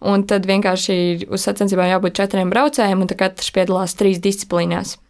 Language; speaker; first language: Latvian; native; Latvian